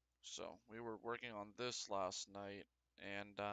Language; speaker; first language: English; native; English